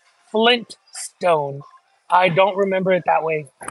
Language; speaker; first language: English; early bilingual, other home language; Spanish